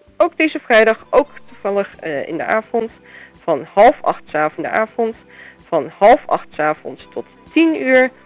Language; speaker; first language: Dutch; native; Dutch